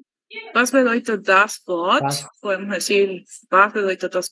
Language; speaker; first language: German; non-native, learner; Spanish